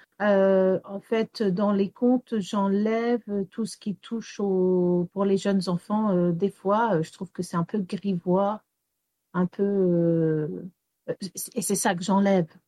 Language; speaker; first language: French; early bilingual, heritage; English